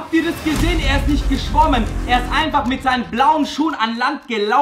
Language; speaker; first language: German; native; German